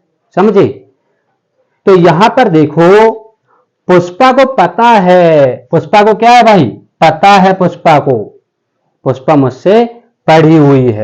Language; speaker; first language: Hindi; native; Hindi